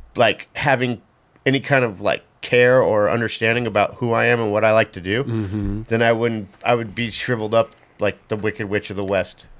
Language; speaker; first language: English; native; English